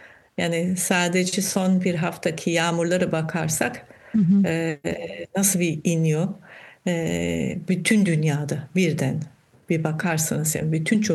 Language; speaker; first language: Turkish; non-native, fluent; German